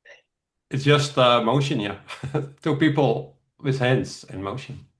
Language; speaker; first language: English; non-native, fluent; Dutch